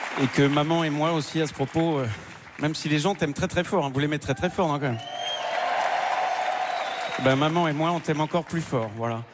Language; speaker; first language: French; native; French